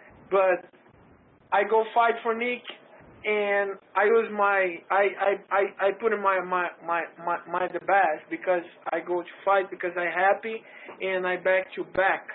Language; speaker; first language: English; non-native, learner; Portuguese